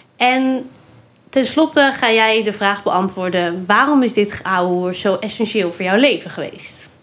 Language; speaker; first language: Dutch; native; Dutch